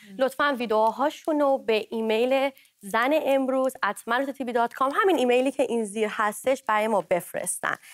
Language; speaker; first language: Persian; native; Persian